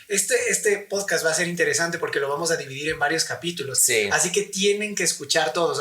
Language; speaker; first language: Spanish; native; Spanish